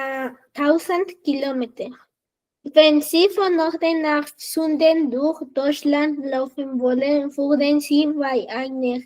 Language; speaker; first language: German; non-native, learner; Spanish